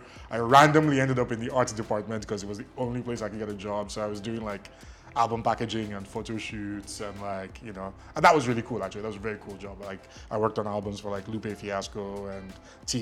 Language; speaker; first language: English; non-native, local second language; Yoruba